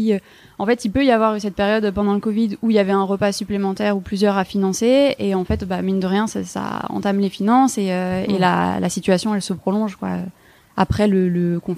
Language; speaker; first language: French; native; French